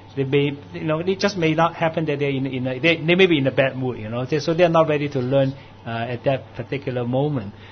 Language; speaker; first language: English; non-native, local second language; Cantonese